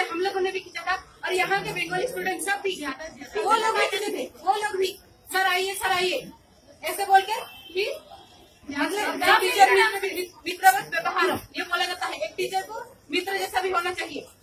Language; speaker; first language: Hindi; non-native, local second language; Odia